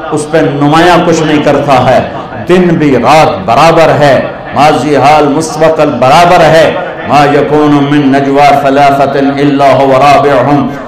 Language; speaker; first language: Urdu; non-native, local second language; Punjabi